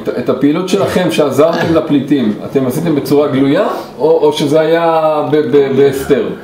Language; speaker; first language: Hebrew; native; Hebrew